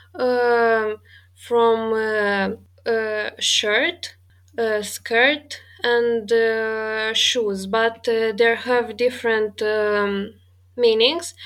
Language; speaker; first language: English; non-native, fluent; Romanian